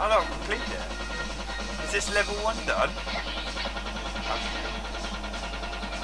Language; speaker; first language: English; native; English